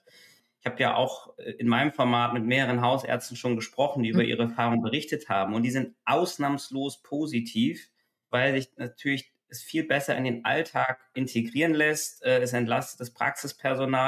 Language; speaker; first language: German; native; German